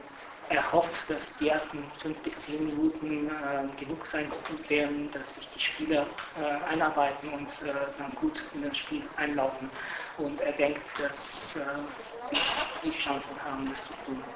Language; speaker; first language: German; non-native, fluent; Bulgarian